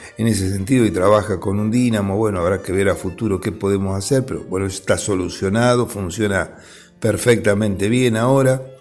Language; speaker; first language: Spanish; native; Spanish